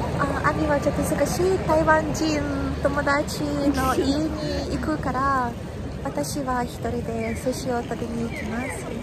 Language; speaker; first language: Japanese; non-native, learner; Tatar